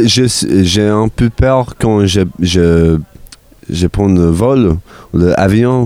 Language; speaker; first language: French; non-native, learner; English